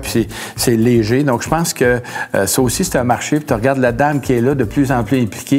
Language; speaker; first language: French; native; French